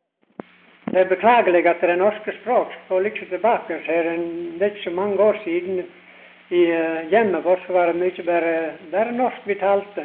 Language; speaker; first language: Norwegian; early bilingual, heritage; Norwegian